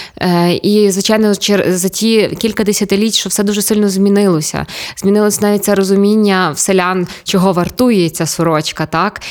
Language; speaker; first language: Ukrainian; native; Ukrainian